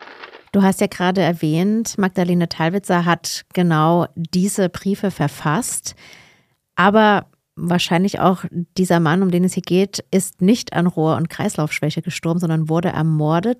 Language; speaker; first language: German; native; German